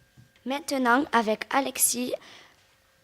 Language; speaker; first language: French; native; French